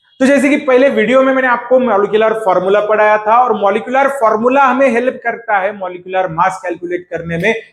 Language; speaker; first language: Hindi; non-native, local second language; Marathi